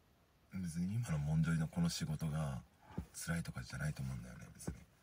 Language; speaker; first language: Japanese; native; Japanese